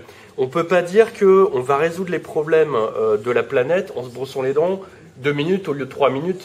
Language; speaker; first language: French; native; French